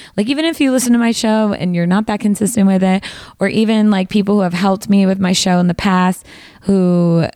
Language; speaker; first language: English; native; English